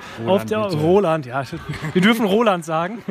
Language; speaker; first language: German; native; German